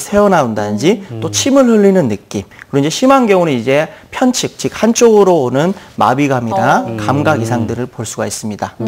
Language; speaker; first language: Korean; native; Korean